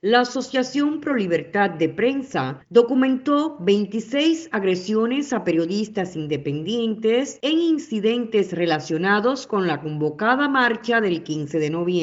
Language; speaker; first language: Spanish; native; Spanish